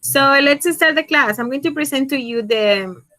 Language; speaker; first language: English; non-native, fluent; Spanish